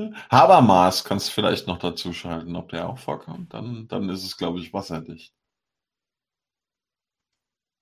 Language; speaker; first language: German; native; German